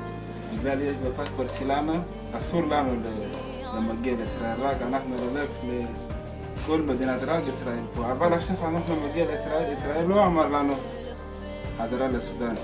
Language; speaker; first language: Hebrew; non-native, learner; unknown